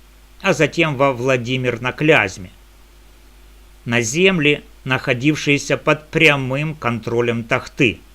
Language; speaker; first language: Russian; native; Russian